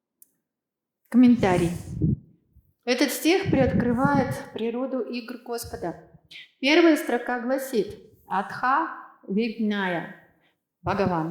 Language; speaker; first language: Russian; native; Russian